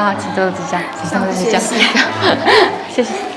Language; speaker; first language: Chinese; native; Chinese